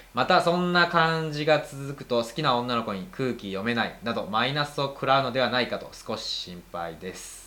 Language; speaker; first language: Japanese; native; Japanese